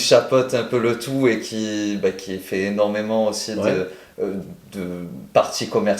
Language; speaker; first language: French; native; French